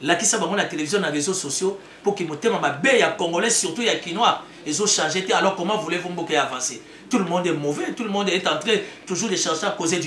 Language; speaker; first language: French; non-native, local second language; Lingala